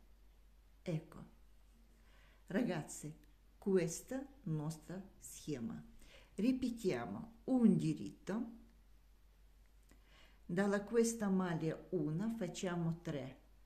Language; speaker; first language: Italian; non-native, learner; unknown